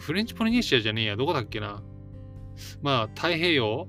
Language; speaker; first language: Japanese; native; Japanese